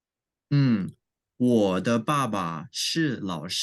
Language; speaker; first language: Chinese; non-native, learner; English